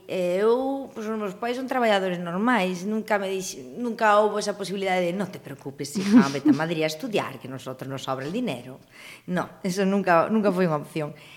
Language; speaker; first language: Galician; native; Galician